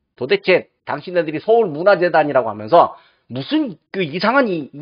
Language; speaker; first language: Korean; native; Korean